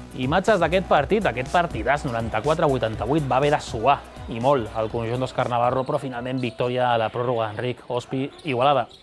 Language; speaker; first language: Catalan; native; Catalan